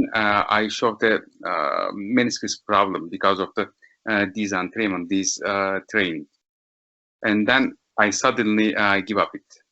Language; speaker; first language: English; non-native, learner; Turkish